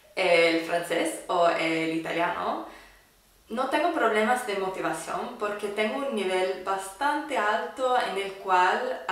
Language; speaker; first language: Spanish; non-native, fluent; English